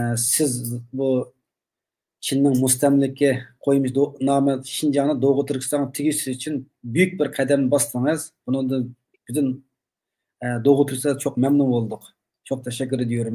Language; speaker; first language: Turkish; non-native, learner; Uyghur